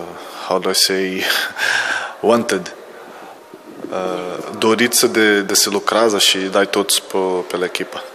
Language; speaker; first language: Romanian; non-native, learner; Portuguese